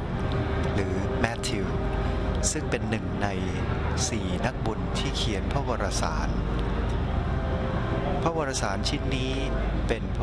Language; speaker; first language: Thai; native; Thai